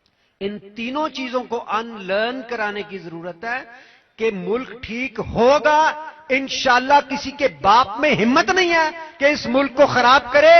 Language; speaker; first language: Urdu; native; Urdu